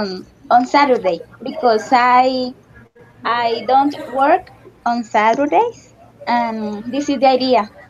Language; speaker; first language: English; non-native, learner; Spanish